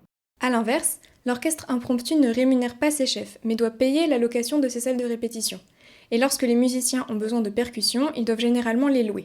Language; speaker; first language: French; native; French